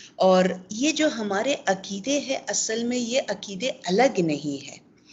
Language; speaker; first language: Urdu; non-native, local second language; Pashto